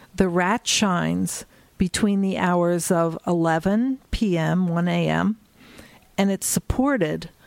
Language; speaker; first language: English; native; English